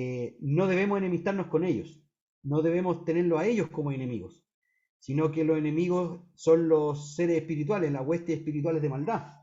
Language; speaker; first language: Spanish; native; Spanish